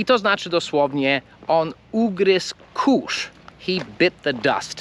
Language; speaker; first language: Polish; non-native, fluent; English